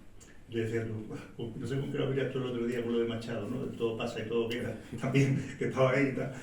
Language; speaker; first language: Spanish; native; Spanish